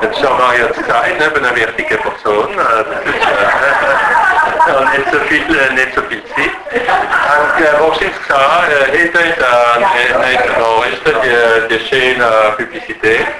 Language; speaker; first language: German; non-native, learner; French